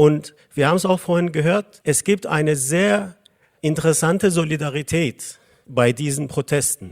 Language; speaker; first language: German; non-native, fluent; Persian